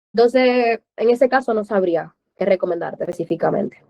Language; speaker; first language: Spanish; native; Spanish